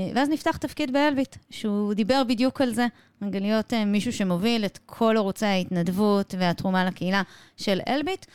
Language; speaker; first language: Hebrew; native; Hebrew